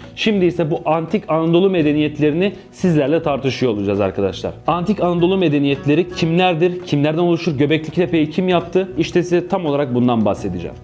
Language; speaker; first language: Turkish; native; Turkish